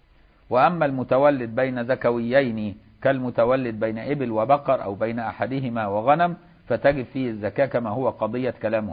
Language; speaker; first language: Arabic; native; Arabic